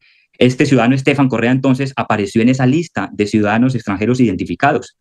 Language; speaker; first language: Spanish; native; Spanish